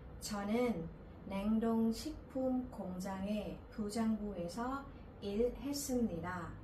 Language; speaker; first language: Korean; non-native, learner; Thai